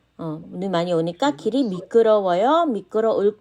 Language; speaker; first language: Korean; non-native, fluent; Khmer